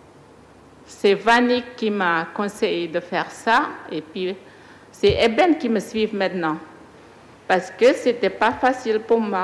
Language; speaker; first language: French; non-native, learner; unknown